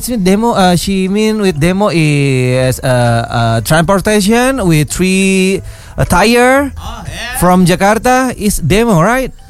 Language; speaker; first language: English; non-native, learner; Indonesian